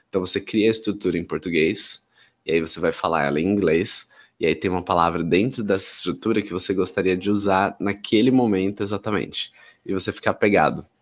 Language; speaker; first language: Portuguese; native; Portuguese